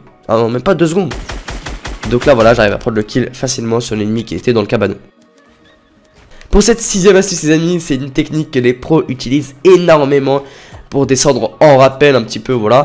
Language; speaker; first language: French; native; French